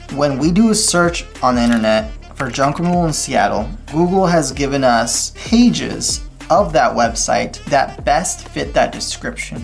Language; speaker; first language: English; native; English